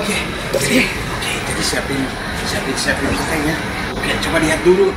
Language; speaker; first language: Indonesian; non-native, fluent; Japanese